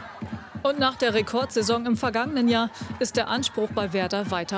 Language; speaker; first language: German; native; German